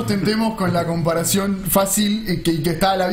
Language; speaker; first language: Spanish; native; Spanish